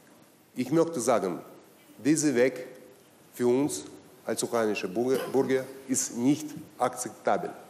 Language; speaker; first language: German; non-native, learner; Russian